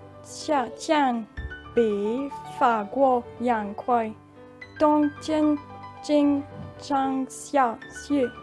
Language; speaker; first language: Chinese; non-native, learner; French